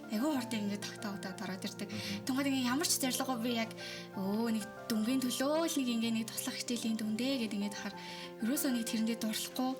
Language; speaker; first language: Mongolian; native; Mongolian